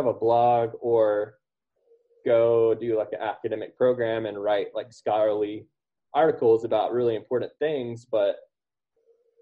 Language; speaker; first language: English; native; English